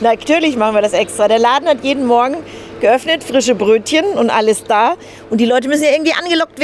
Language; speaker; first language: German; native; German